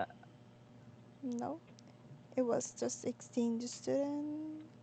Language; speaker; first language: English; non-native, learner; Korean